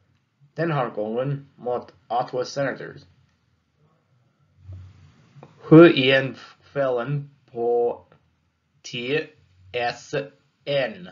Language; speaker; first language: Swedish; non-native, learner; English